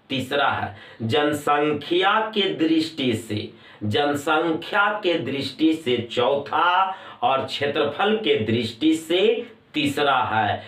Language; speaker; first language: Hindi; native; Hindi